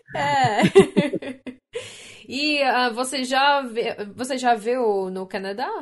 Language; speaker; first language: Portuguese; non-native, learner; English